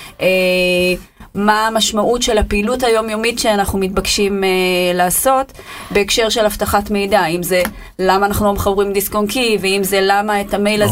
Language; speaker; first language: Hebrew; native; Hebrew